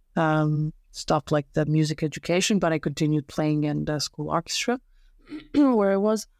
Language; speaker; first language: English; non-native, fluent; Serbian